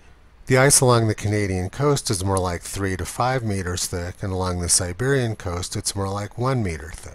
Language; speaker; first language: English; native; English